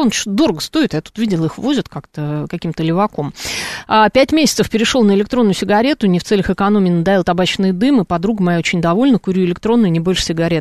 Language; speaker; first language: Russian; native; Russian